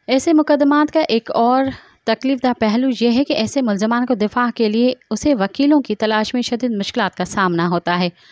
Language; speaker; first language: Urdu; non-native, local second language; Sindhi